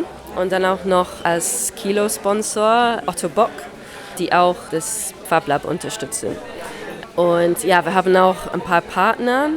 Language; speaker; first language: German; non-native, fluent; English